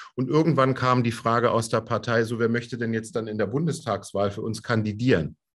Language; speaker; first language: German; native; German